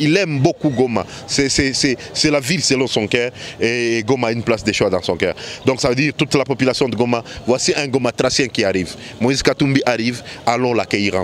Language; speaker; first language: French; non-native, local second language; Swahili